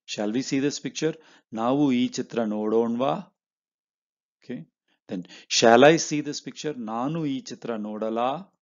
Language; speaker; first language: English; non-native, local second language; Hindi